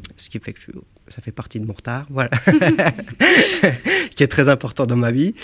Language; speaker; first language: French; native; French